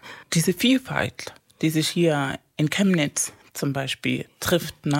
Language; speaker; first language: German; non-native, fluent; Spanish